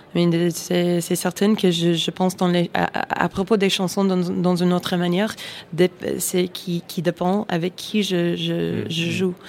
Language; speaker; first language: French; non-native, fluent; English